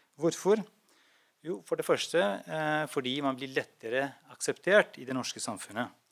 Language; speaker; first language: Norwegian; non-native, fluent; Albanian